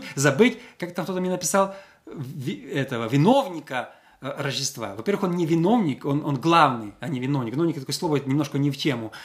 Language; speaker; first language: Russian; non-native, local second language; Ukrainian